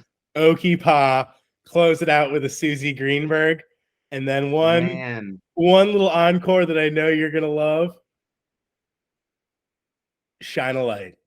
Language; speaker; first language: English; native; English